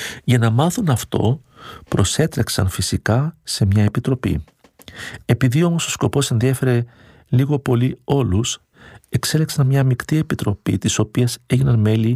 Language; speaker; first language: Greek; native; Greek